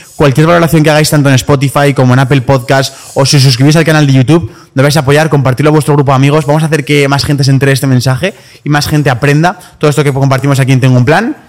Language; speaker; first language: Spanish; native; Spanish